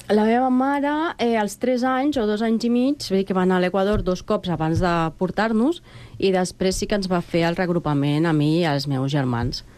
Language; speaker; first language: Catalan; non-native, fluent; Spanish